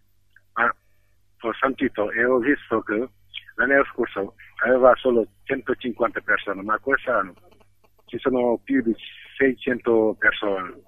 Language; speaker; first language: Italian; non-native, fluent; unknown